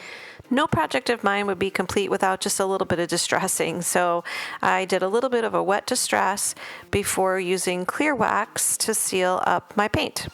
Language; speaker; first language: English; native; English